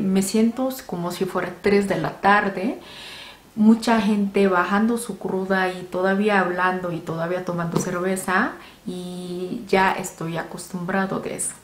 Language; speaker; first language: Spanish; non-native, fluent; Korean